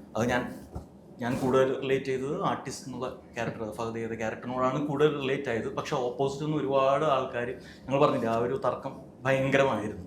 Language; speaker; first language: Malayalam; native; Malayalam